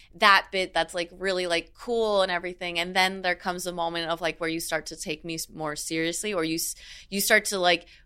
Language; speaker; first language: English; native; English